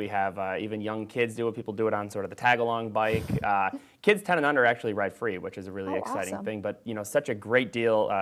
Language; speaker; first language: English; native; English